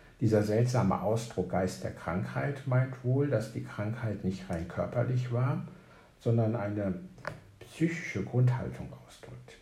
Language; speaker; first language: German; native; German